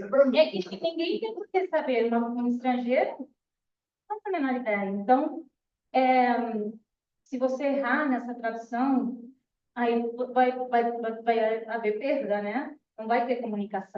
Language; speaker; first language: Portuguese; non-native, fluent; Spanish